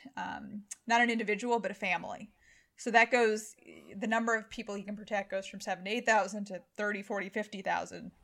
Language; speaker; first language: English; native; English